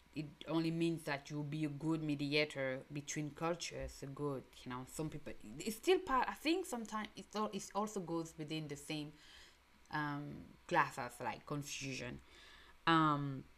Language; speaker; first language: English; non-native, local second language; French